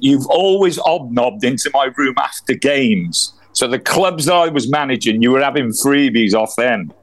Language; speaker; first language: English; native; English